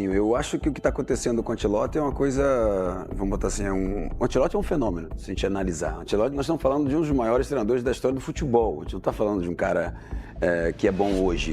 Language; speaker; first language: Portuguese; native; Portuguese